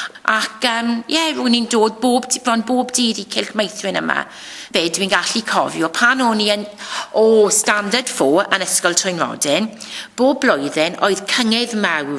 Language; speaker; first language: Welsh; non-native, local second language; English